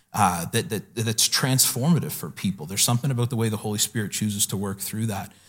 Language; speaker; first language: English; native; English